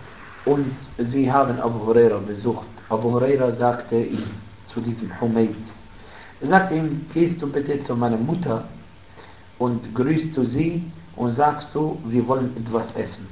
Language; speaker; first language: German; non-native, fluent; Arabic